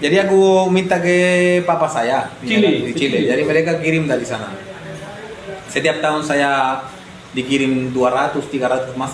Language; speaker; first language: Indonesian; non-native, fluent; Spanish